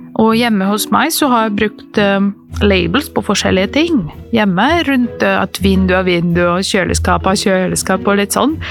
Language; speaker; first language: Norwegian; non-native, fluent; Serbian